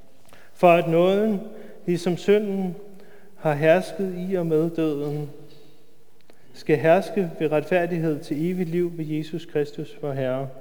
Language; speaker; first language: Danish; native; Danish